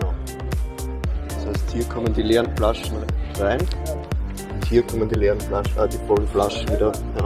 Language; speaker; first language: German; native; German